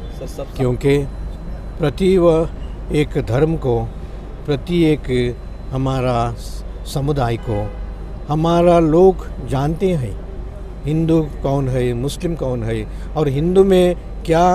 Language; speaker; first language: Hindi; non-native, local second language; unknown